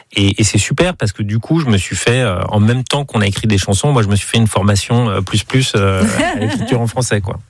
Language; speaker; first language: French; native; French